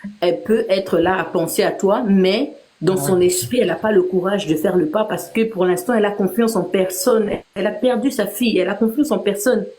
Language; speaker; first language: French; non-native, local second language; Lingala